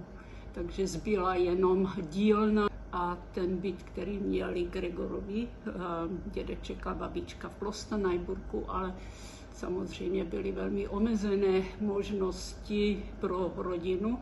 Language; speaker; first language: Czech; early bilingual, heritage; Czech